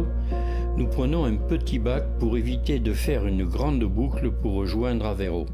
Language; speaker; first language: French; native; French